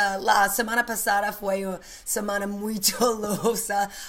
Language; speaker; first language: Portuguese; non-native, learner; English